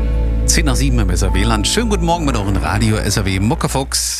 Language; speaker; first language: German; native; German